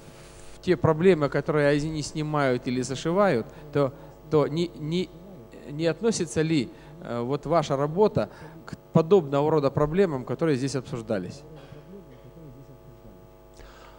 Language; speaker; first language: Russian; native; Russian